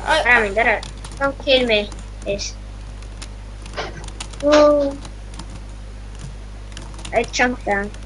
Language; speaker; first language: English; non-native, learner; Estonian